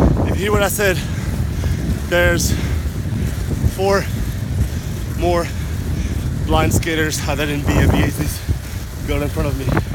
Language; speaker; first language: English; non-native, fluent; Portuguese